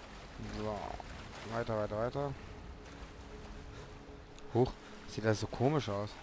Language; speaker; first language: German; native; German